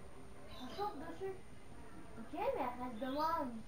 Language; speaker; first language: French; native; French